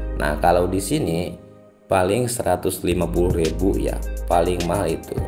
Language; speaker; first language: Indonesian; non-native, local second language; Sundanese